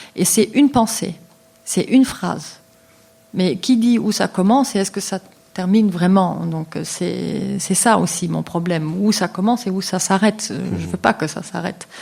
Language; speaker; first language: French; non-native, local second language; Luxembourgish